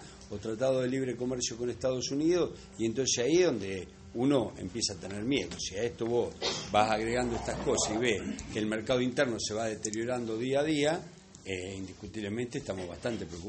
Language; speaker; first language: Spanish; native; Spanish